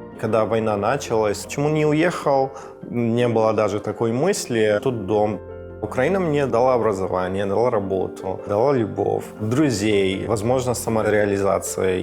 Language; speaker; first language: Russian; non-native, fluent; Persian